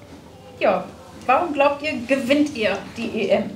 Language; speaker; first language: German; native; German